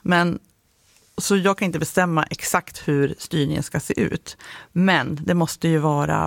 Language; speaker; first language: Swedish; native; Swedish